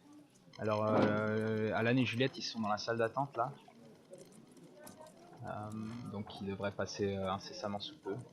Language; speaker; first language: French; native; French